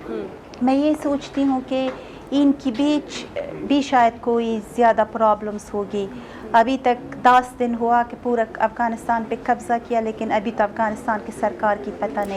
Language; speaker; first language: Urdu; non-native, fluent; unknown